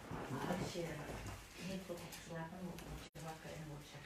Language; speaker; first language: Dutch; non-native, learner; Indonesian